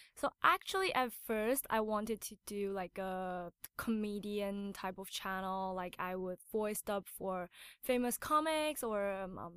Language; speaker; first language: English; non-native, fluent; Chinese